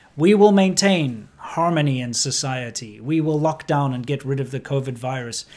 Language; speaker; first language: English; native; English